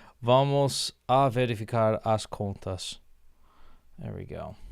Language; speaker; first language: Portuguese; non-native, learner; English